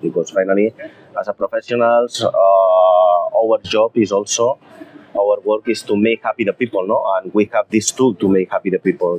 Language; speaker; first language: English; non-native, fluent; Spanish